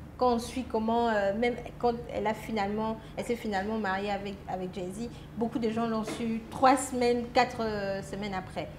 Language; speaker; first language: French; non-native, local second language; Lingala